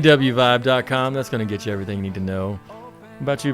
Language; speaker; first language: English; native; English